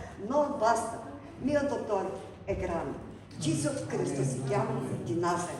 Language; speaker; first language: Italian; non-native, learner; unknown